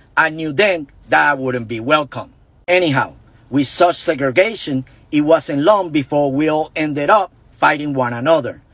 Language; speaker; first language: English; non-native, fluent; Spanish